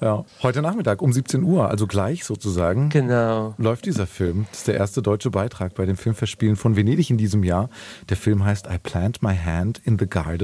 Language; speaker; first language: German; native; German